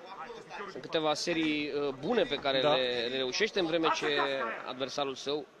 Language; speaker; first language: Romanian; native; Romanian